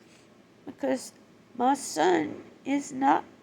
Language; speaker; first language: English; native; English